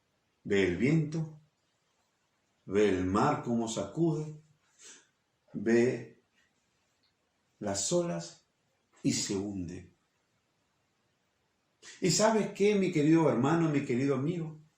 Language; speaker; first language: Spanish; native; Spanish